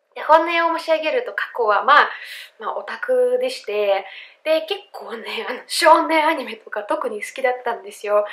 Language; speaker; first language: Japanese; non-native, fluent; Russian